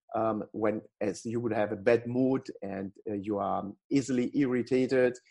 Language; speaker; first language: English; non-native, fluent; Italian